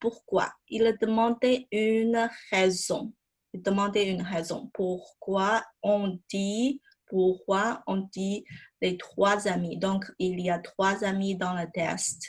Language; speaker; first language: French; non-native, fluent; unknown